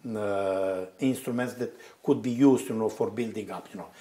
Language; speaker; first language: English; non-native, fluent; Romanian